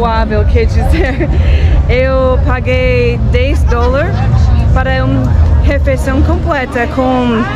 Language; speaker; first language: Portuguese; non-native, fluent; English